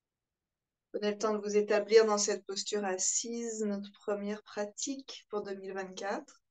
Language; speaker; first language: French; native; French